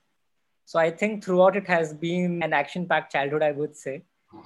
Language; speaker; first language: English; non-native, local second language; Hindi